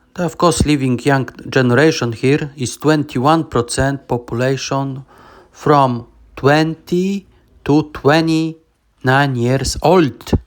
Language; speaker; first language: English; non-native, learner; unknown